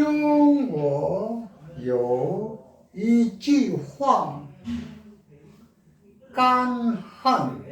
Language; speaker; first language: Chinese; non-native, learner; Korean